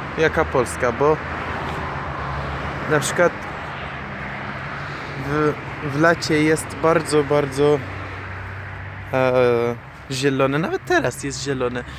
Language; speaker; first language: Polish; non-native, learner; Persian